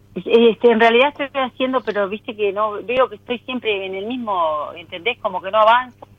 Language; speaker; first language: Spanish; native; Spanish